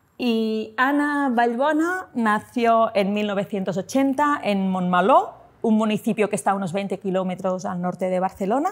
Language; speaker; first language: Spanish; non-native, local second language; Catalan